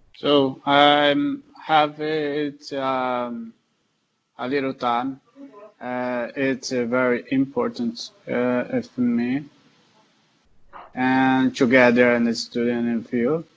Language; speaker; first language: English; non-native, learner; Portuguese